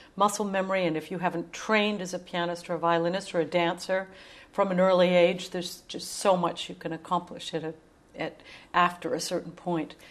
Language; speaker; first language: English; native; English